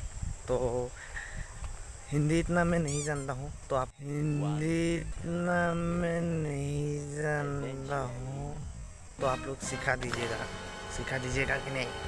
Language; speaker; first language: Hindi; non-native, local second language; Assamese